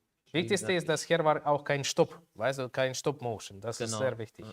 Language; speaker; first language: German; non-native, learner; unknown